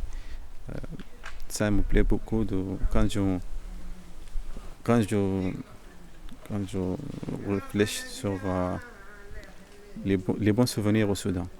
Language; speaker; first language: French; non-native, fluent; Arabic